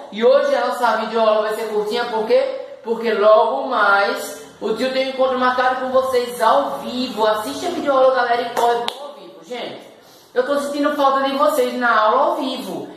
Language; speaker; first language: Portuguese; native; Portuguese